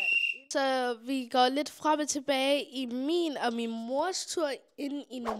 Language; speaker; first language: Danish; early bilingual, other home language; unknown